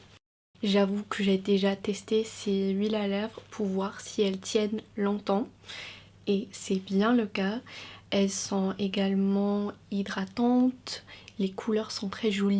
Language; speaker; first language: French; non-native, fluent; English